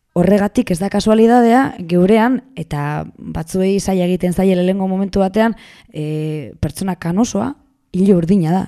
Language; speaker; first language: Basque; non-native, local second language; Spanish